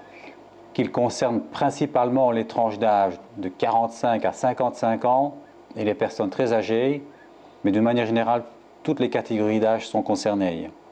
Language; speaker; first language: French; native; French